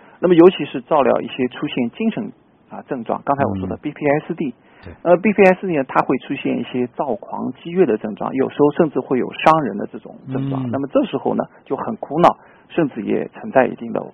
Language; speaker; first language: Chinese; native; Chinese